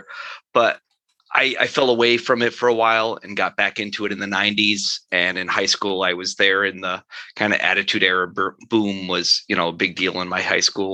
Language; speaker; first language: English; native; English